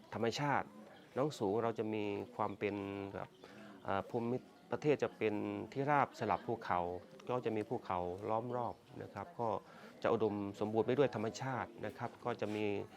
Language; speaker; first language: Thai; native; Thai